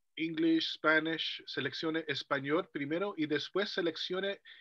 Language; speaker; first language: Spanish; non-native, fluent; English